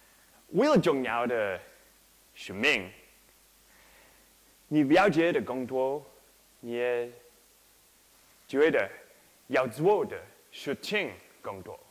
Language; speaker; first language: Chinese; non-native, learner; English